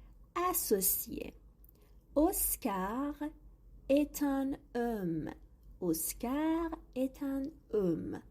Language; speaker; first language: French; non-native, fluent; Persian